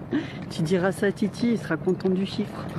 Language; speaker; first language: French; native; French